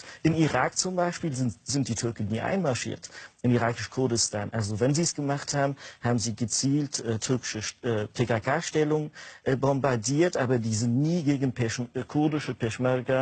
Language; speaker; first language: German; non-native, fluent; Kurdish